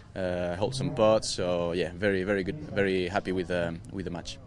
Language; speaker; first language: English; non-native, fluent; Spanish